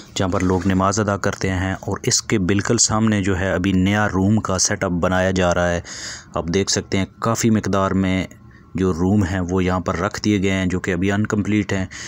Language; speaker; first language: Urdu; non-native, local second language; Punjabi